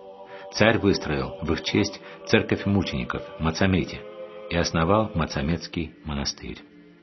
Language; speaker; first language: Russian; native; Russian